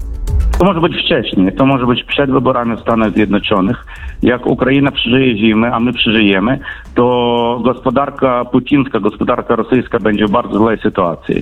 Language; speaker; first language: Polish; non-native, fluent; Ukrainian